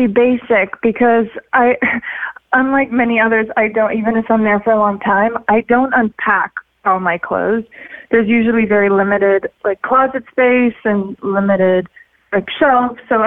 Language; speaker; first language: English; early bilingual, other home language; Russian